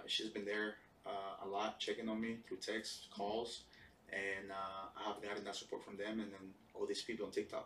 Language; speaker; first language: English; early bilingual, other home language; Spanish